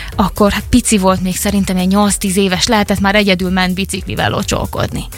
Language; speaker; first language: Hungarian; native; Hungarian